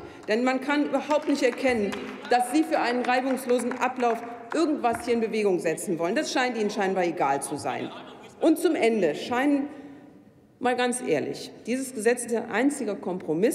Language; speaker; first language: German; native; German